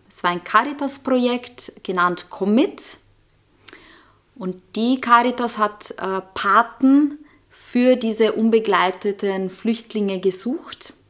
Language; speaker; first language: German; non-native, fluent; Italian